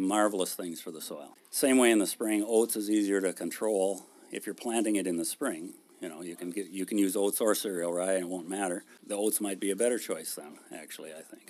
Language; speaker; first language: English; native; English